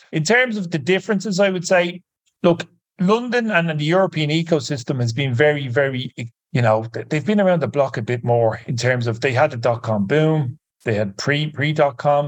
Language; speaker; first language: English; native; English